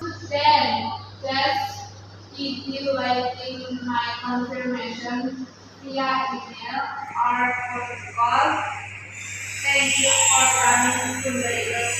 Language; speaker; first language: English; non-native, learner; Indonesian